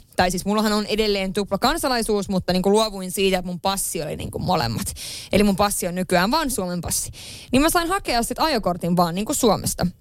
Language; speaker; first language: Finnish; early bilingual, heritage; Finnish